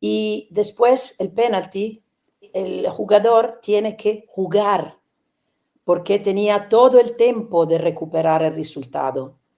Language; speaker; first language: Spanish; non-native, learner; Italian